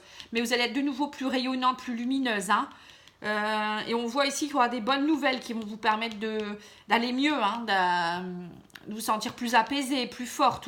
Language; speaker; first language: French; native; French